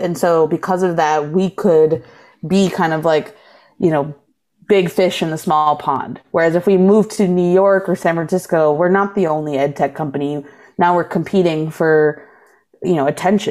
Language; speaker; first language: English; native; English